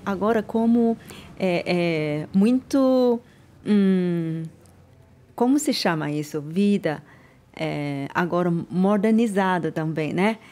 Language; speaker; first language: Portuguese; non-native, learner; Chinese